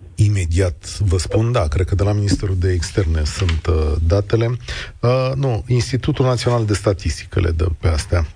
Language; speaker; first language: Romanian; native; Romanian